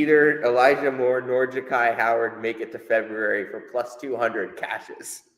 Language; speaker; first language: English; native; English